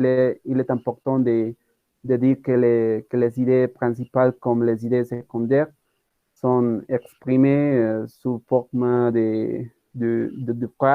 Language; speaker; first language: French; non-native, learner; Spanish